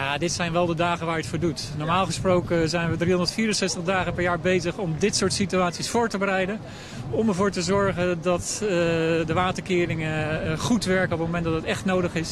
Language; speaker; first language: Dutch; native; Dutch